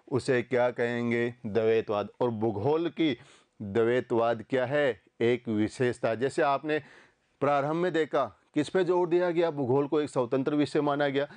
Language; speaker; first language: Hindi; native; Hindi